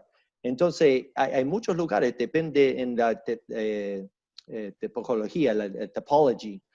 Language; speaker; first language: Spanish; early bilingual, heritage; Spanish